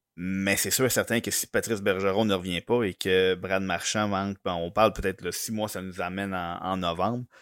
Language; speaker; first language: French; native; French